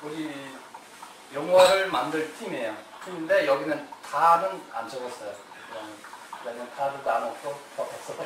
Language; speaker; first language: Korean; non-native, fluent; Kyrgyz